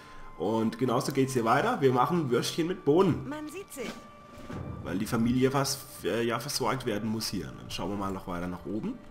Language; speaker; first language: German; native; German